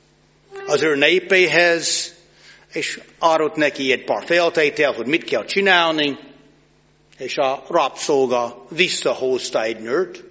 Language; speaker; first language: Hungarian; non-native, fluent; English